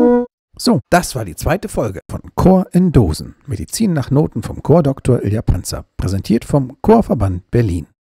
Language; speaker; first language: German; native; German